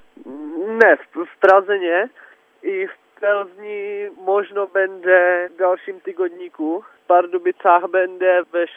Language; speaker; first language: Polish; non-native, learner; Czech